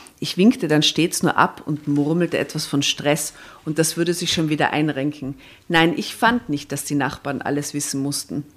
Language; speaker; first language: German; early bilingual, other home language; Serbian